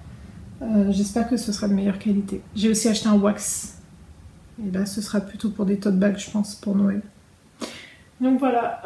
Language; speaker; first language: French; native; French